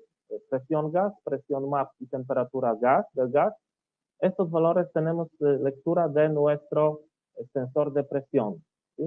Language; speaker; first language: Spanish; non-native, learner; Polish